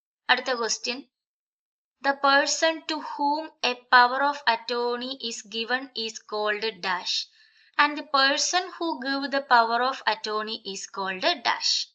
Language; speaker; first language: English; non-native, local second language; Malayalam